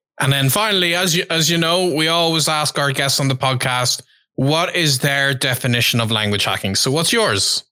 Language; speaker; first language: English; native; English